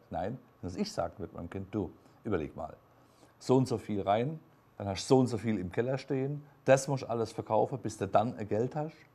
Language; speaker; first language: German; native; German